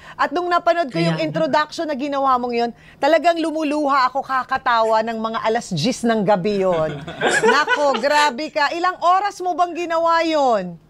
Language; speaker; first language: Filipino; native; Filipino